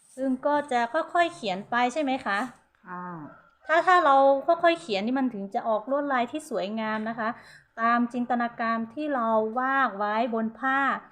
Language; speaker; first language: Thai; non-native, local second language; Hmong